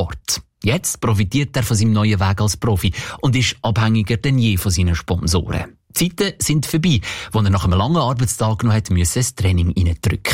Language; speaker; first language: German; native; German